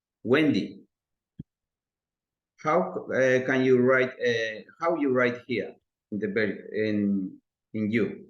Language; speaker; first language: English; non-native, learner; Spanish